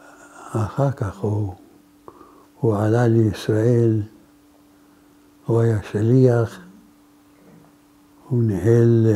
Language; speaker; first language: Hebrew; non-native, fluent; Arabic